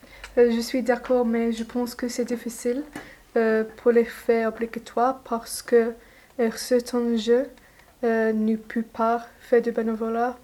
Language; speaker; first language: French; non-native, learner; English